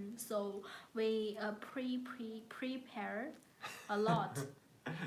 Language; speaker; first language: English; non-native, learner; Chinese